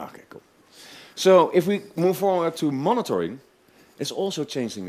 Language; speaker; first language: English; non-native, fluent; Dutch